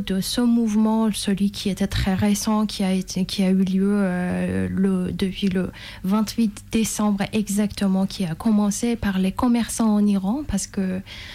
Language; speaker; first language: French; non-native, fluent; Persian